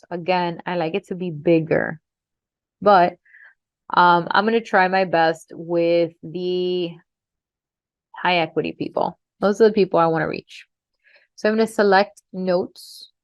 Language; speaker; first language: English; native; English